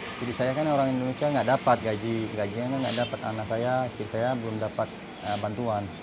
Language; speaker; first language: Indonesian; non-native, fluent; Rohingya